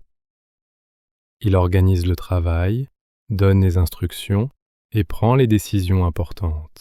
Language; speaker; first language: French; native; French